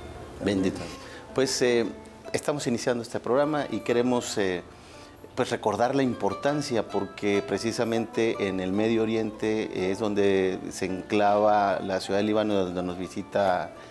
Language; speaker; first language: Spanish; native; Spanish